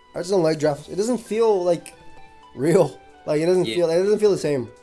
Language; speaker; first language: English; native; English